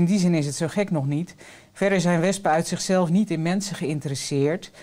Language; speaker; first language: Dutch; native; Dutch